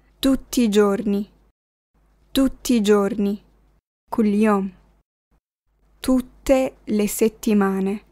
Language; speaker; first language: Italian; non-native, fluent; Arabic